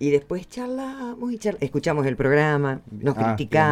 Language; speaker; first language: Spanish; native; Spanish